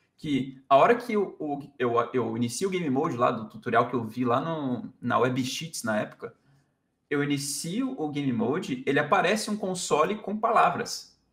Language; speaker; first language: Portuguese; native; Portuguese